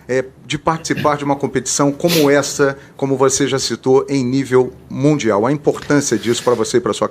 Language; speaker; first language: Portuguese; native; Portuguese